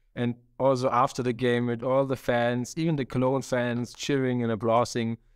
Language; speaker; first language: English; non-native, fluent; German